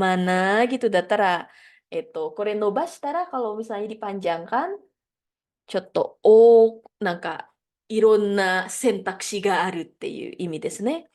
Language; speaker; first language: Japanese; non-native, fluent; Indonesian